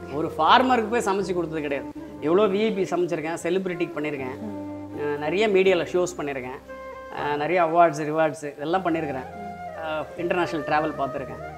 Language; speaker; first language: Tamil; native; Tamil